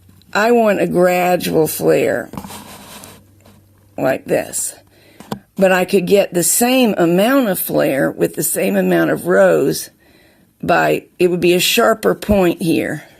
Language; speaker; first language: English; native; English